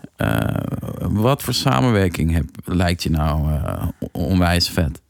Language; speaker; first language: Dutch; native; Dutch